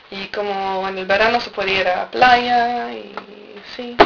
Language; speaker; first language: Spanish; non-native, fluent; English